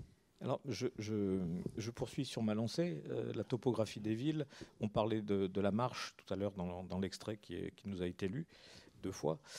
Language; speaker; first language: French; native; French